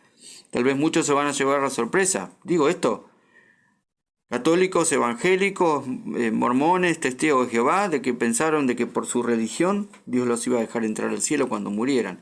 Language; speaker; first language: Spanish; native; Spanish